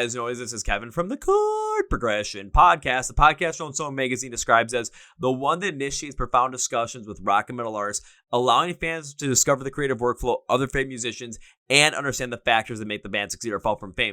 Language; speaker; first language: English; native; English